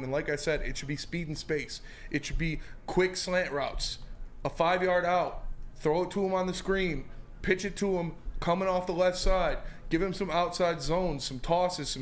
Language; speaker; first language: English; native; English